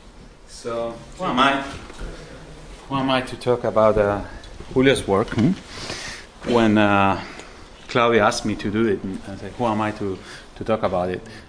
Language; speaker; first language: English; non-native, fluent; Spanish